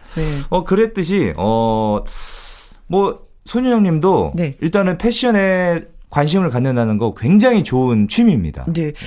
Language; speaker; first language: Korean; native; Korean